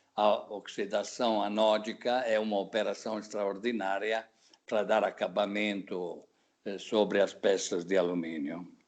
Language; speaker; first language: Portuguese; non-native, fluent; Italian